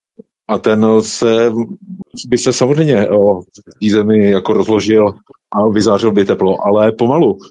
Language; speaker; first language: Czech; native; Czech